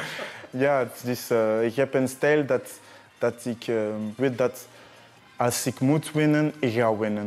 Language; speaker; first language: Dutch; non-native, learner; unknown